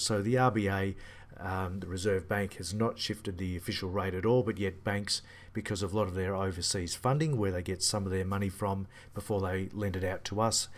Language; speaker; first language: English; native; English